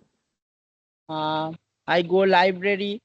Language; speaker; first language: English; non-native, learner; Bangla